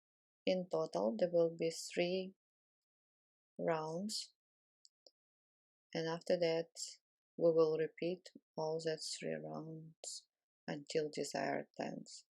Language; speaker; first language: English; non-native, fluent; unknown